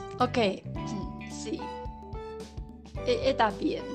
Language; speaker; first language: Spanish; non-native, learner; Chinese